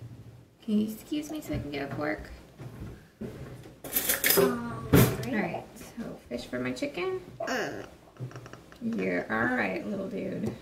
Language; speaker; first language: English; native; English